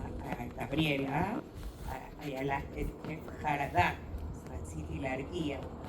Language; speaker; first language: Hebrew; non-native, fluent; Spanish